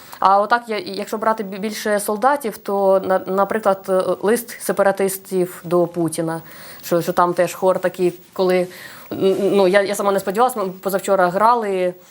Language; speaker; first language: Ukrainian; non-native, local second language; Russian